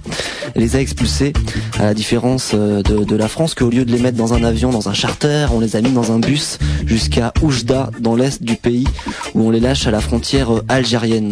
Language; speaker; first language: French; native; French